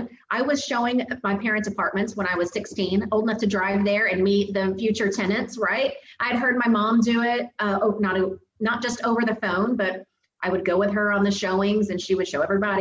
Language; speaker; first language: English; native; English